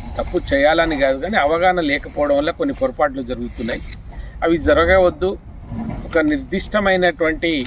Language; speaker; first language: Telugu; non-native, local second language; Lambadi